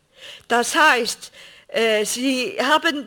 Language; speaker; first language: German; non-native, fluent; Greek